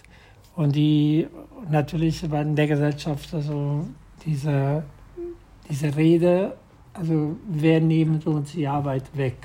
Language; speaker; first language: German; non-native, fluent; Italian